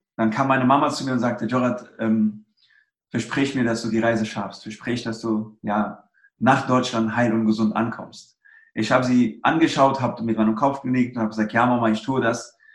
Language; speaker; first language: German; early bilingual, other home language; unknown